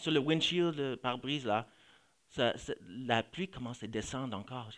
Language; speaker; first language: French; non-native, fluent; English